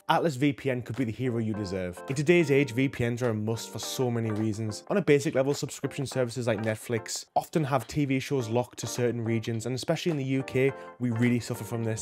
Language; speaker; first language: English; native; English